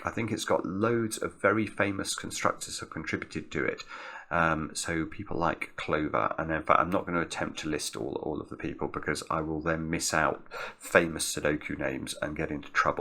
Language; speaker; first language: English; native; English